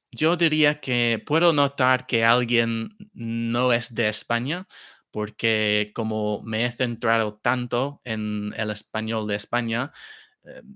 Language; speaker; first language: Spanish; non-native, fluent; English